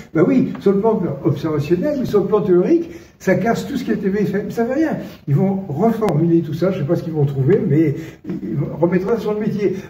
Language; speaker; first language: French; native; French